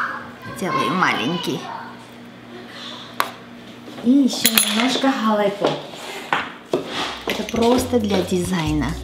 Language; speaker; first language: Russian; non-native, local second language; Armenian